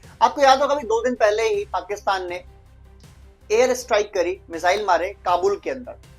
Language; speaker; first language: Hindi; native; Hindi